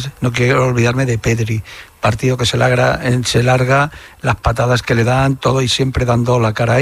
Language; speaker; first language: Spanish; native; Spanish